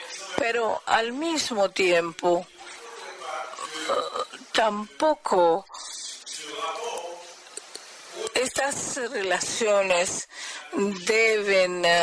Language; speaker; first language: Spanish; non-native, fluent; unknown